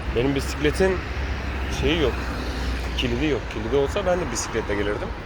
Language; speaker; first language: Turkish; early bilingual, heritage; Turkish